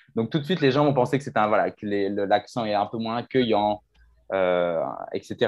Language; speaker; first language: French; native; French